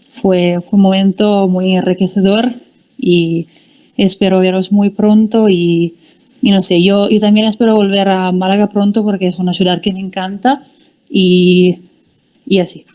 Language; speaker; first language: Spanish; non-native, fluent; Italian